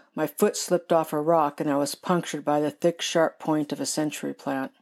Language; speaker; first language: English; native; English